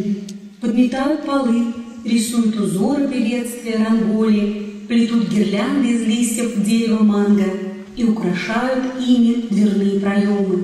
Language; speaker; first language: Russian; native; Russian